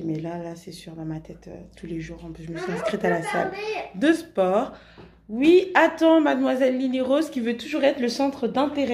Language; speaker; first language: French; native; French